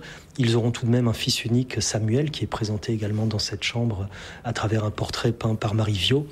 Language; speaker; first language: French; native; French